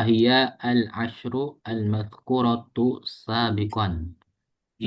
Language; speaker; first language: Arabic; non-native, learner; Indonesian